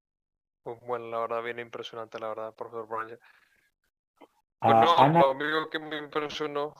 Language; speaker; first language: Spanish; native; Spanish